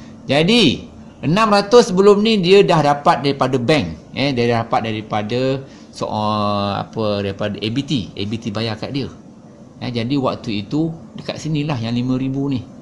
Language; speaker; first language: Malay; native; Malay